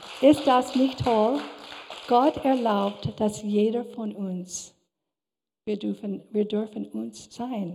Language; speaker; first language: German; non-native, fluent; English